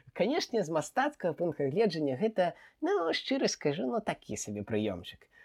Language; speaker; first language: Belarusian; non-native, local second language; Russian